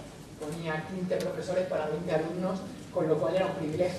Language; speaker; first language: Spanish; native; Spanish